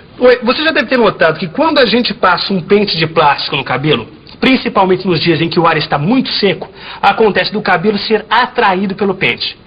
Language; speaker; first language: Portuguese; native; Portuguese